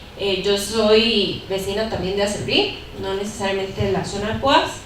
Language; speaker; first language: Spanish; native; Spanish